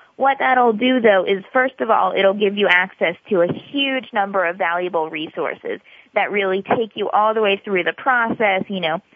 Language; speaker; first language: English; native; English